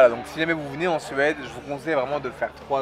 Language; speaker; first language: French; native; French